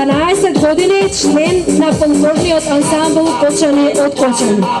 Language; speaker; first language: Macedonian; native; Macedonian